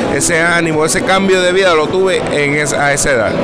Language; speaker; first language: Spanish; native; Spanish